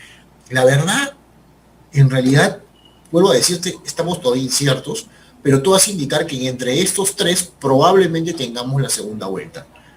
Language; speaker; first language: Spanish; native; Spanish